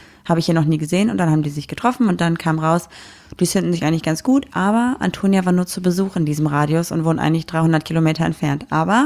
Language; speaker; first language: German; native; German